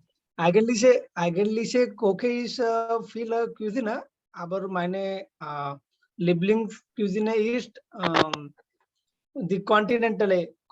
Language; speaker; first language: German; non-native, learner; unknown